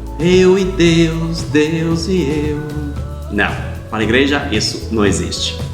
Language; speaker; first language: Portuguese; non-native, fluent; Italian